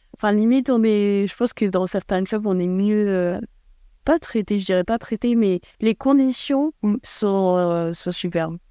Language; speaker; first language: French; native; French